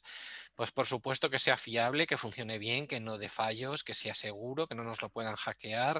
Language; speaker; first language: Spanish; native; Spanish